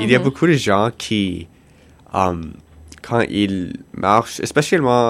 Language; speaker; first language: French; non-native, local second language; English